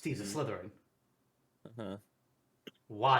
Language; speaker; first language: English; native; English